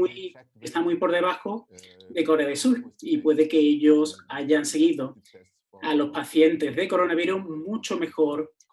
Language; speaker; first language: Spanish; non-native, fluent; Turkish